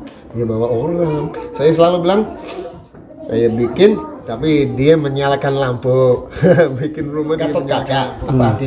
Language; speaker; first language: Indonesian; non-native, fluent; English